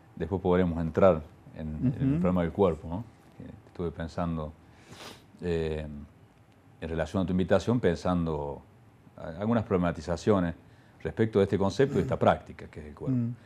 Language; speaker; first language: Spanish; native; Spanish